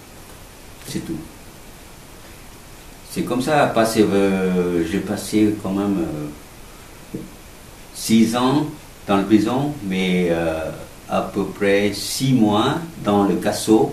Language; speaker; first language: French; non-native, learner; Vietnamese